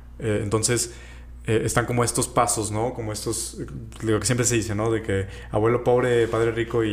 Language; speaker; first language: Spanish; native; Spanish